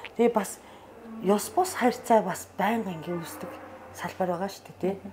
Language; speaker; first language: Mongolian; non-native, fluent; Japanese